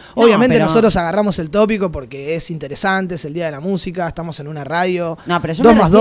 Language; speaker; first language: Spanish; native; Spanish